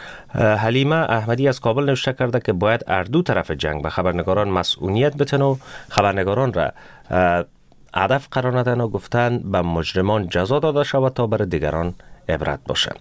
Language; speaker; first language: Persian; native; Persian